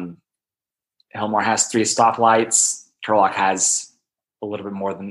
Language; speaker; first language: English; native; English